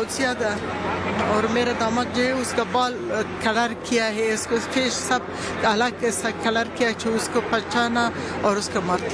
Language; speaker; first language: Hindi; non-native, learner; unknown